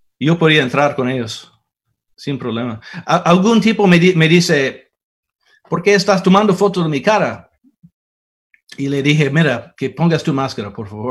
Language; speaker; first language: Spanish; non-native, fluent; English